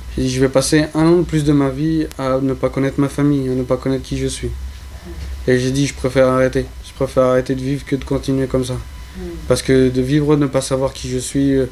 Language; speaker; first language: French; early bilingual, other home language; Spanish